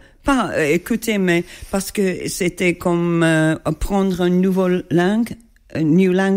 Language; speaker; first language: French; non-native, learner; English